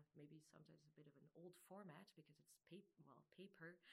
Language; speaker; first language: English; non-native, fluent; French